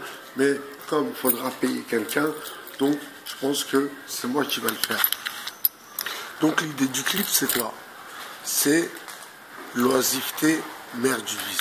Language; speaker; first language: French; native; French